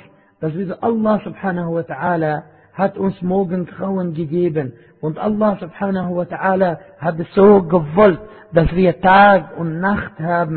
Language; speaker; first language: German; non-native, fluent; Arabic